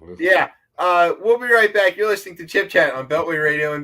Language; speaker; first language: English; native; English